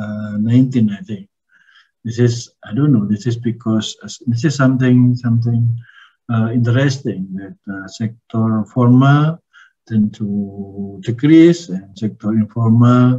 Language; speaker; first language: English; non-native, learner; Indonesian